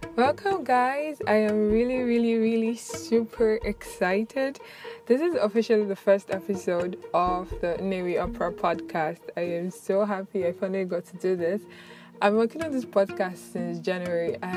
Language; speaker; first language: English; non-native, local second language; Igbo